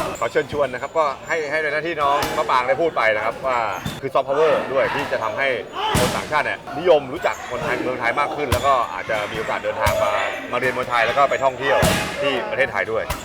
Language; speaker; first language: Thai; native; Thai